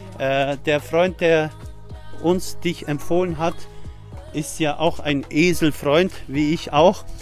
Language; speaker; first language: German; early bilingual, other home language; Turkish